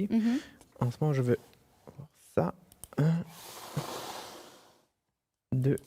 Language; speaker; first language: French; non-native, fluent; German